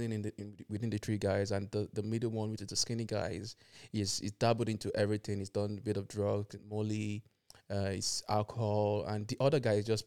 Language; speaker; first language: English; native; English